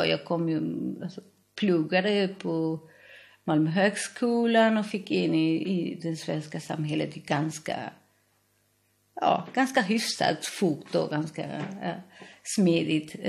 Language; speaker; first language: Swedish; non-native, fluent; Spanish